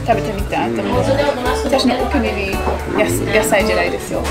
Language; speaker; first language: Japanese; non-native, learner; English